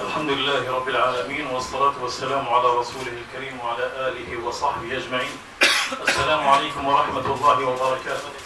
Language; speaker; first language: Arabic; non-native, fluent; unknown